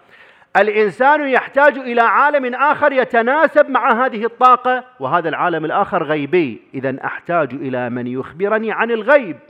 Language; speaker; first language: Arabic; native; Arabic